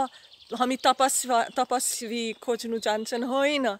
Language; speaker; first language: Nepali; non-native, fluent; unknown